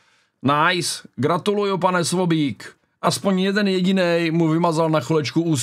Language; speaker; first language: Czech; native; Czech